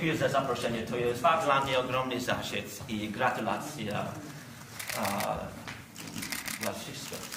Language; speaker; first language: Polish; non-native, fluent; English